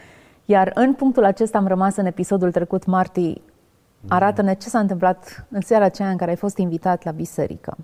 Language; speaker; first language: Romanian; native; Romanian